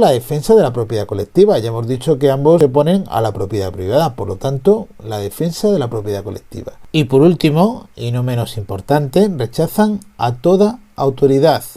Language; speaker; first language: Spanish; native; Spanish